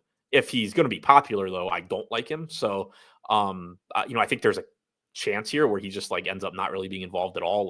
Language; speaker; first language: English; native; English